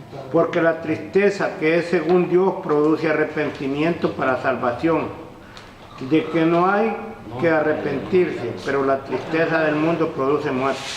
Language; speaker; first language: Spanish; native; Spanish